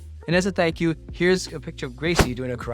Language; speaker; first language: English; native; English